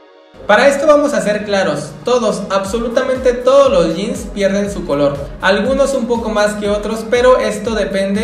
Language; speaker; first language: Spanish; native; Spanish